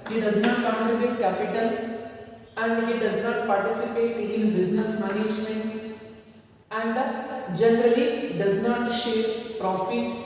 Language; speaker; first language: English; non-native, local second language; Kannada